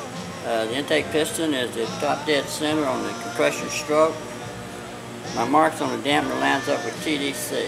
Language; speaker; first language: English; native; English